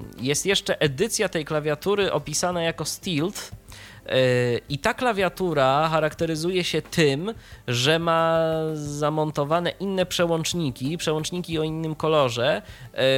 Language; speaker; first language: Polish; native; Polish